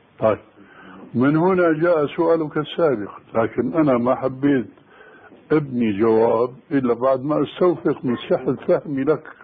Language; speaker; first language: Arabic; early bilingual, other home language; Albanian